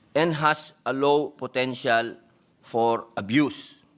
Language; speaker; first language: English; non-native, local second language; Filipino